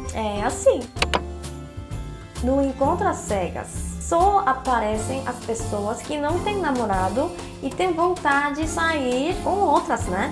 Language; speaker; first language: Portuguese; non-native, fluent; Korean